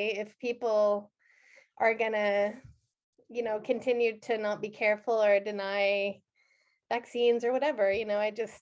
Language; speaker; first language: English; native; English